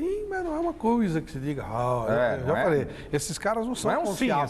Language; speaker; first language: Portuguese; native; Portuguese